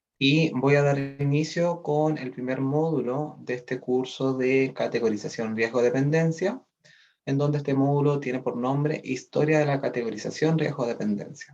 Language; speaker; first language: Spanish; native; Spanish